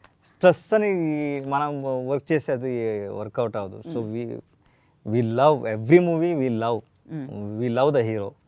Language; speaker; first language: Telugu; non-native, learner; Kannada